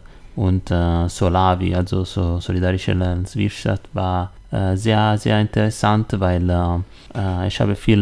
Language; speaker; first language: German; non-native, learner; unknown